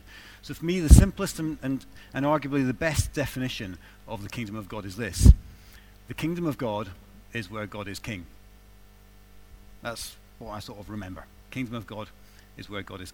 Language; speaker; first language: English; native; English